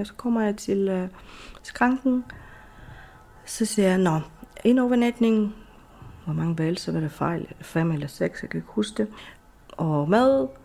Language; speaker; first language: Danish; non-native, fluent; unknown